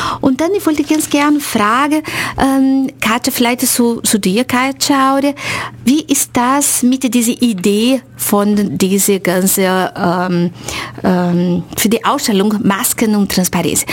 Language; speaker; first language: German; non-native, fluent; Portuguese